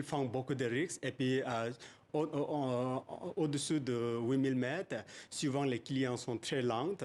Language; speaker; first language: French; non-native, fluent; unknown